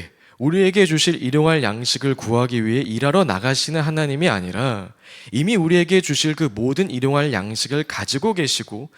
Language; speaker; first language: Korean; native; Korean